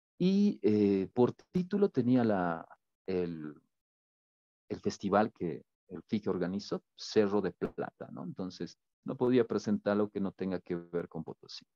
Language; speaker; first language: Spanish; native; Spanish